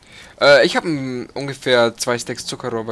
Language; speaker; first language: German; native; German